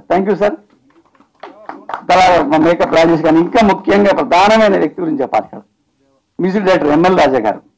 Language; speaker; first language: Telugu; native; Telugu